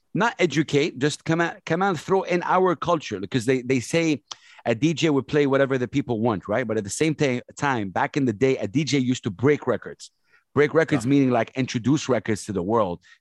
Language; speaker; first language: English; non-native, fluent; Arabic